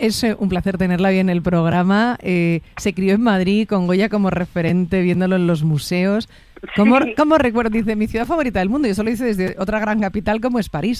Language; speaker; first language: Spanish; native; Spanish